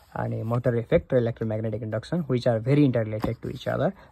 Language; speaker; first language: English; non-native, local second language; Nepali